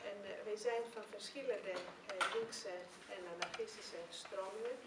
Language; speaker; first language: Dutch; non-native, fluent; Greek